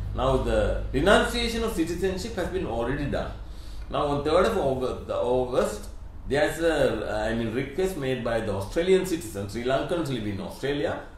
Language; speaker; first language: English; non-native, local second language; Sinhala